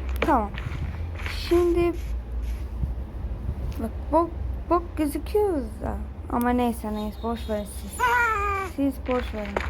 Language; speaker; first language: Turkish; early bilingual, other home language; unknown